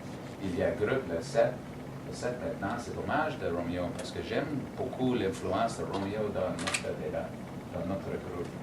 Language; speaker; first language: French; non-native, learner; English